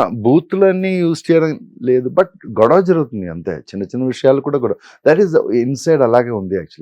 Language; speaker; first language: Telugu; non-native, learner; Malayalam